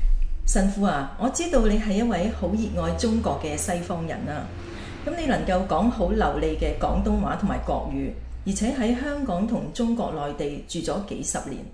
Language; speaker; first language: Chinese; native; Chinese